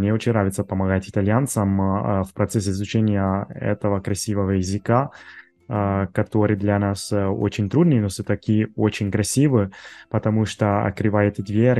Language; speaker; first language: Russian; non-native, fluent; Italian